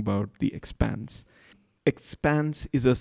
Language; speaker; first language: English; non-native, local second language; Marathi